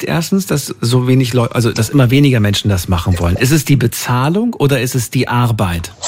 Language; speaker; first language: German; native; German